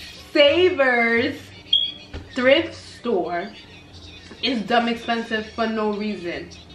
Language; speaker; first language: English; native; English